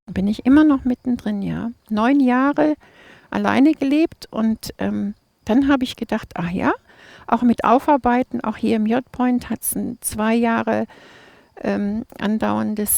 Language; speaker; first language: German; native; German